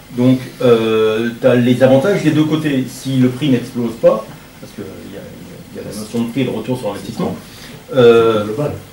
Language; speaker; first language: French; native; French